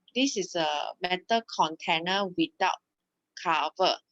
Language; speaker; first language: English; non-native, local second language; Malay